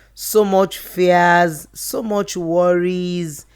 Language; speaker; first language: English; non-native, local second language; Yoruba